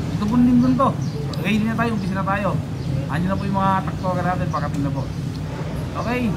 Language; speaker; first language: Filipino; native; Filipino